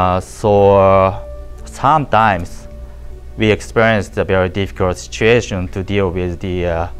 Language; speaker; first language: English; non-native, learner; Japanese